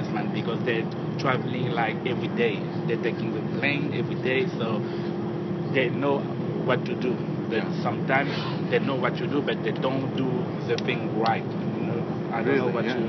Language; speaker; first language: English; non-native, fluent; French